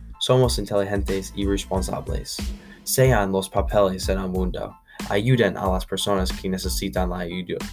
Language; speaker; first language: Spanish; non-native, learner; English